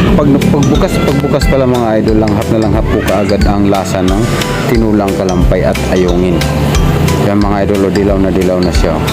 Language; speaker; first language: Filipino; non-native, local second language; Cebuano